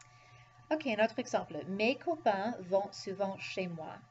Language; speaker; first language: French; non-native, fluent; English